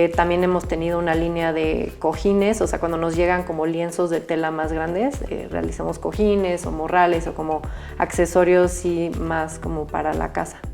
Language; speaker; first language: Spanish; native; Spanish